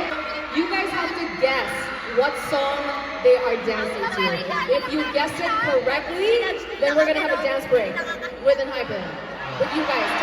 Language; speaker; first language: English; non-native, local second language; Filipino